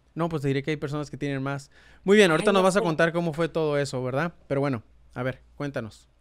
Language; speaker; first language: Spanish; native; Spanish